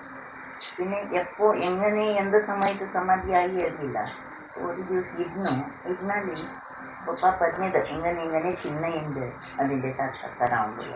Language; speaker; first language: Malayalam; non-native, local second language; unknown